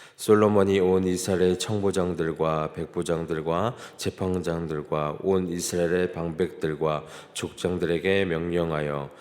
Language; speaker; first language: Korean; native; Korean